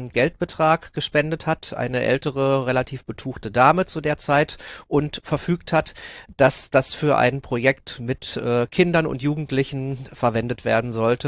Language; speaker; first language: German; native; German